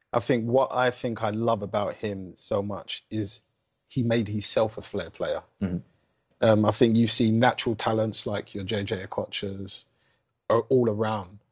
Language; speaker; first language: English; native; English